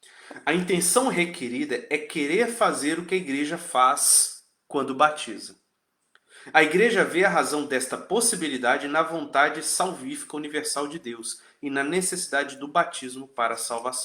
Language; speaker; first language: Portuguese; native; Portuguese